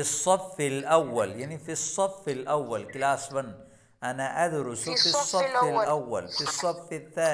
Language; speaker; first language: Arabic; non-native, fluent; Urdu